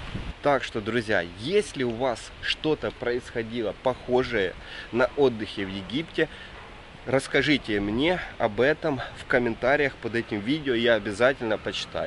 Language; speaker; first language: Russian; native; Russian